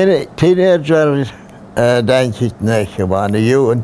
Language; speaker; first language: German; non-native, local second language; Plautdietsch